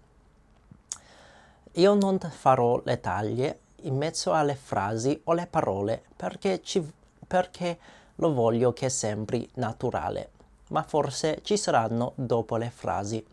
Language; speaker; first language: Italian; non-native, learner; English